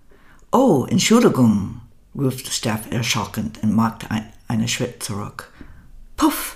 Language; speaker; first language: German; non-native, learner; English